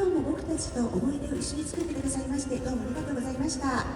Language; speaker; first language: Japanese; native; Japanese